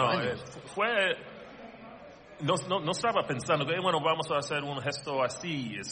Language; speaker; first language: Spanish; non-native, learner; English